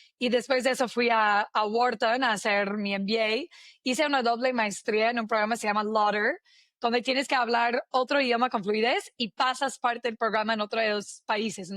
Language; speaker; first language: Spanish; non-native, fluent; English